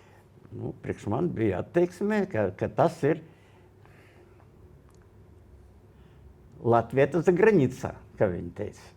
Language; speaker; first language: Latvian; non-native, local second language; Russian